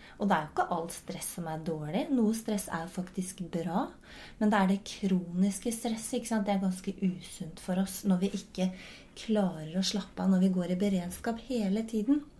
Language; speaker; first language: Norwegian; native; Norwegian